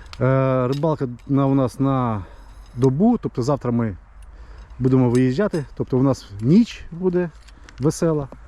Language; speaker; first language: Ukrainian; non-native, local second language; Russian